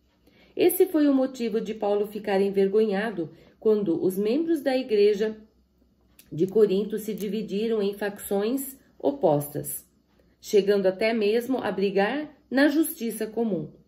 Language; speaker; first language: Portuguese; native; Portuguese